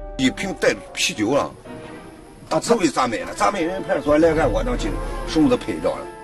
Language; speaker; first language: Chinese; native; Chinese